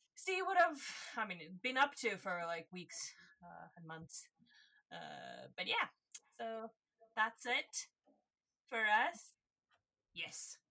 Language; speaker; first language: English; non-native, fluent; Estonian